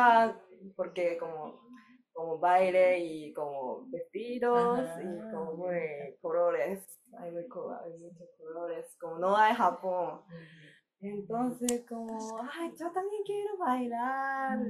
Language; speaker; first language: Spanish; non-native, learner; Japanese